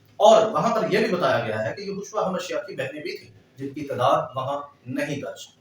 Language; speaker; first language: Urdu; non-native, local second language; Punjabi